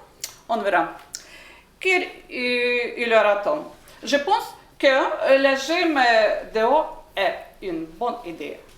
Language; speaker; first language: French; non-native, learner; Ukrainian